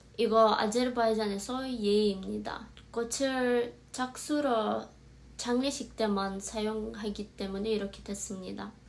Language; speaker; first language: Korean; non-native, fluent; Azerbaijani